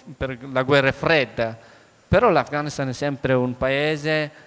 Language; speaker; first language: Italian; early bilingual, other home language; Persian